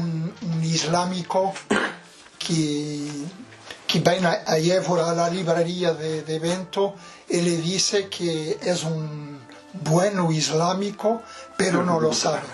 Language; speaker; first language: Spanish; non-native, fluent; Portuguese